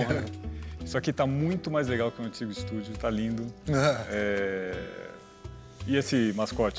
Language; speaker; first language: Portuguese; native; Portuguese